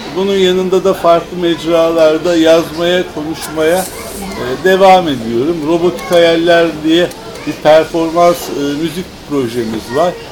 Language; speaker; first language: Turkish; native; Turkish